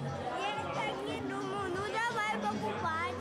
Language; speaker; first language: Russian; early bilingual, heritage; Russian